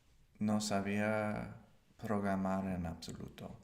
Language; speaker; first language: Spanish; non-native, learner; English